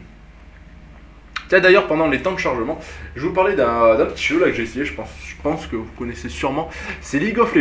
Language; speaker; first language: French; native; French